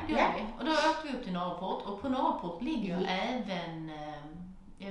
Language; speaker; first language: Swedish; native; Swedish